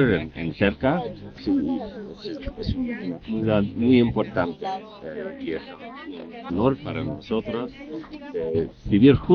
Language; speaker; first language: Spanish; non-native, fluent; English